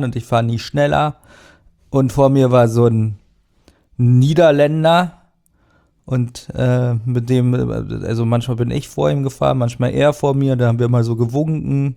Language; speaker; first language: German; native; German